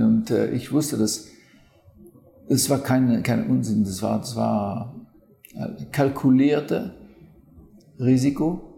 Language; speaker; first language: German; non-native, fluent; French